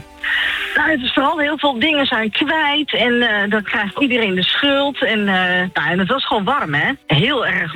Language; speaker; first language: Dutch; native; Dutch